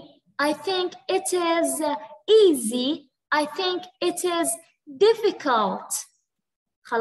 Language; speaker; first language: English; non-native, fluent; Arabic